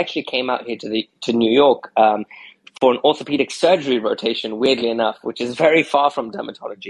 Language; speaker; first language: English; native; English